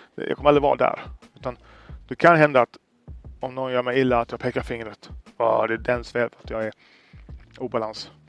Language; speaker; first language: Swedish; native; Swedish